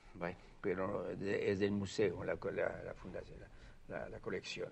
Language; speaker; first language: Spanish; non-native, fluent; French